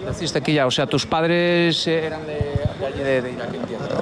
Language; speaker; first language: Spanish; native; Spanish